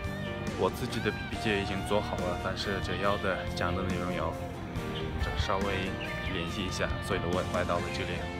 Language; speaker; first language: Chinese; non-native, fluent; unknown